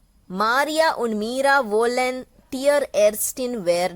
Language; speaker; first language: German; non-native, fluent; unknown